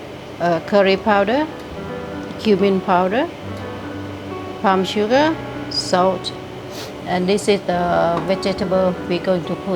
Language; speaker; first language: English; non-native, learner; Thai